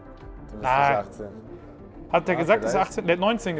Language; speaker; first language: German; native; German